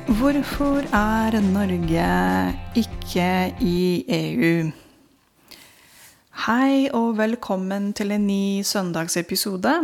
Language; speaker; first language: Norwegian; non-native, fluent; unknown